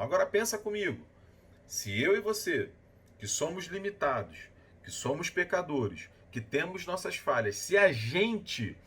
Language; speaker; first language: Portuguese; native; Portuguese